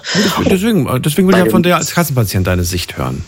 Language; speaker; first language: German; native; German